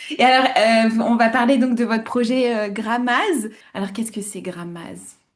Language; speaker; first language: French; native; French